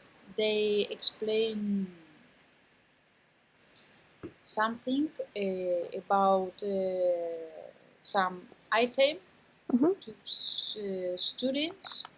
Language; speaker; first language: English; non-native, learner; Spanish